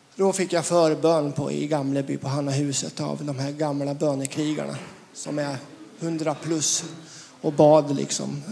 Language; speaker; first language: Swedish; native; Swedish